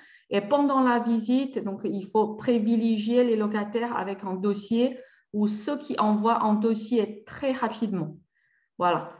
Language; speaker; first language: French; native; French